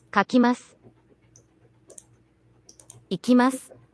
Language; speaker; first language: Japanese; non-native, learner; English